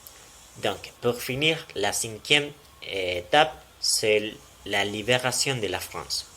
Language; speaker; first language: French; non-native, learner; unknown